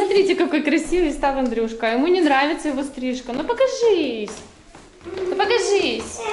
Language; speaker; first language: Russian; non-native, local second language; Ukrainian